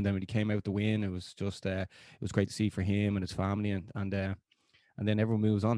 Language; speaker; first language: English; native; English